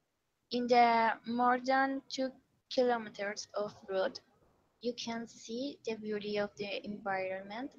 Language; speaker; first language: English; non-native, learner; Spanish